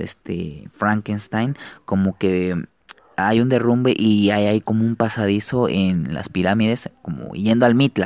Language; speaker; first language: Spanish; native; Spanish